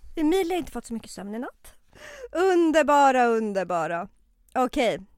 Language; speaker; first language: Swedish; early bilingual, other home language; Serbian